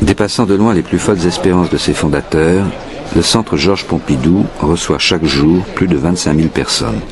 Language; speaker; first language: French; native; French